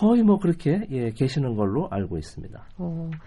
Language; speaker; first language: Korean; native; Korean